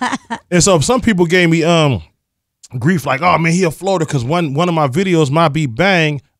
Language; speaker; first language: English; native; English